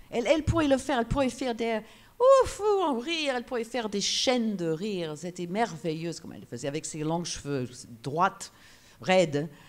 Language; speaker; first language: French; non-native, fluent; English